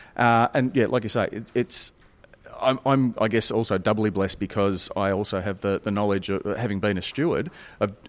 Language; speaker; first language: English; native; English